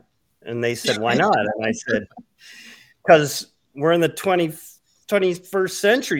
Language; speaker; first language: English; native; English